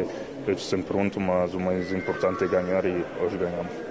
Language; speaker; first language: Portuguese; non-native, fluent; Italian